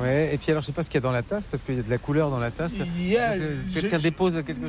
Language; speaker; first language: French; native; French